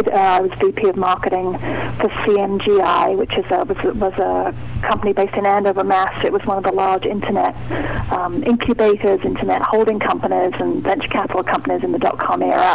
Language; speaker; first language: English; native; English